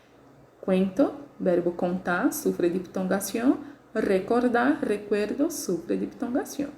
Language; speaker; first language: Spanish; non-native, learner; Portuguese